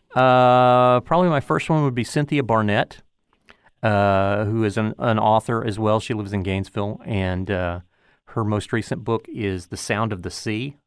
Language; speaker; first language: English; native; English